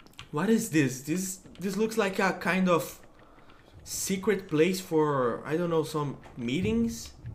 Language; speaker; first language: English; non-native, fluent; Portuguese